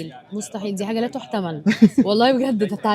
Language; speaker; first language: Arabic; native; Arabic